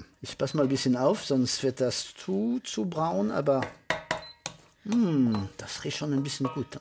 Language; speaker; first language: German; early bilingual, heritage; French